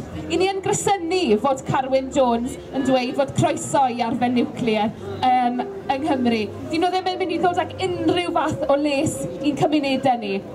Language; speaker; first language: Welsh; native; Welsh